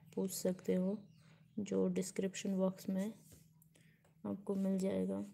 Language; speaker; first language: Hindi; native; Hindi